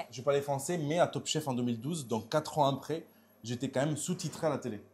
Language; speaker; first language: French; non-native, fluent; Italian